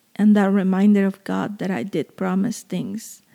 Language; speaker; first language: English; non-native, fluent; Spanish